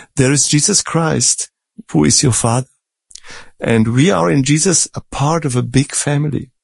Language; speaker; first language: English; non-native, fluent; Czech